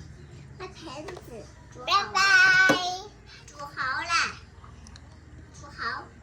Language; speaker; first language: Chinese; early bilingual, heritage; Chinese